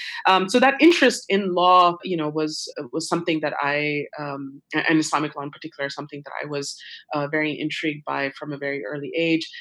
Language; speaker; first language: English; non-native, local second language; Urdu